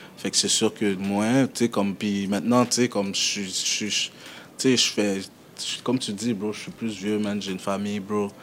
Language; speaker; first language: French; early bilingual, other home language; Haitian Creole